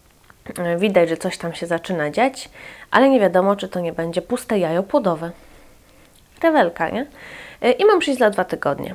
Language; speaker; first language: Polish; native; Polish